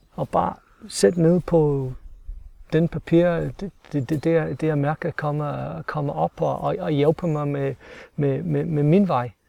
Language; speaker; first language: Danish; non-native, fluent; English